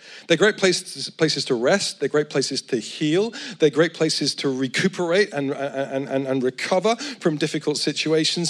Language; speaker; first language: English; native; English